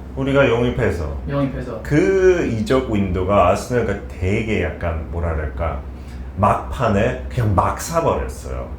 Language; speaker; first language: Korean; non-native, fluent; English